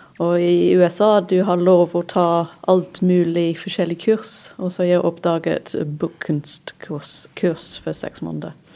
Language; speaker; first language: Norwegian; non-native, fluent; English